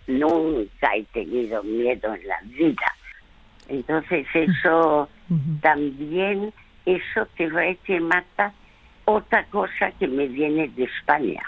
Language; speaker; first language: Spanish; early bilingual, other home language; French